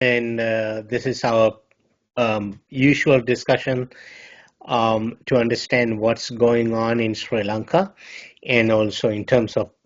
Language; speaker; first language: English; non-native, local second language; Sinhala